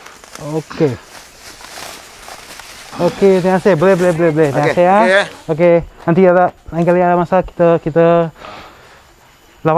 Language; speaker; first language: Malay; non-native, local second language; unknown